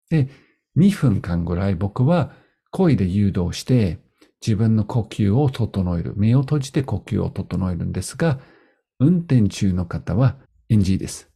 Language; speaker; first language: Japanese; non-native, fluent; English